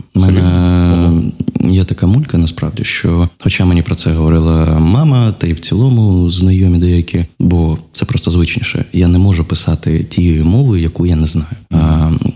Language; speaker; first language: Ukrainian; non-native, local second language; Russian